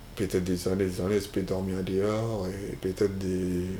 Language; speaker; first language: French; non-native, local second language; Bambara